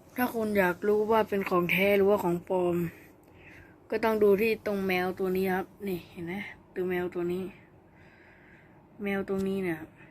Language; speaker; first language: Thai; native; Thai